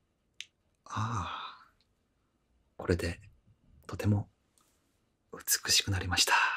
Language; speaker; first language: Japanese; non-native, fluent; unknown